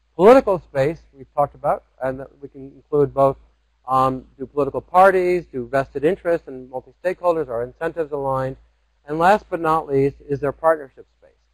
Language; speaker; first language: English; native; English